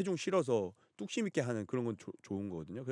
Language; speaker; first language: Korean; native; Korean